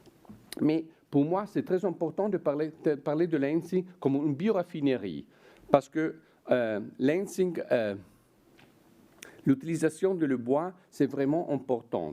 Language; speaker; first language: French; non-native, fluent; Italian